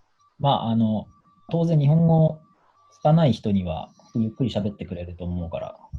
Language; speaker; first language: Japanese; native; Japanese